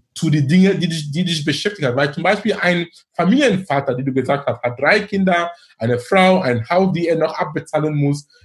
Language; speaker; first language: German; non-native, fluent; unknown